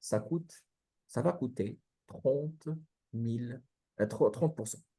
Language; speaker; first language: French; non-native, local second language; Arabic